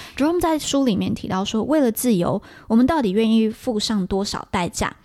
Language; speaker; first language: Chinese; native; Chinese